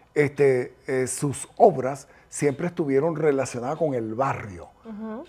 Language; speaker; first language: Spanish; native; Spanish